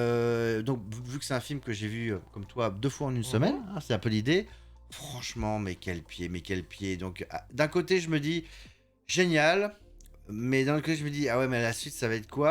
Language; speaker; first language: French; native; French